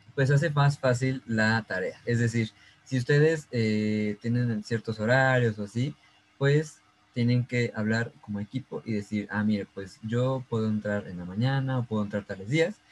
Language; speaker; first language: Spanish; native; Spanish